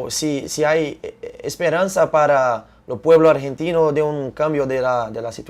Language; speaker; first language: Spanish; non-native, fluent; Portuguese